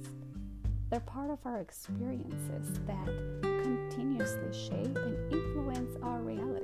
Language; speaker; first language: English; non-native, fluent; Spanish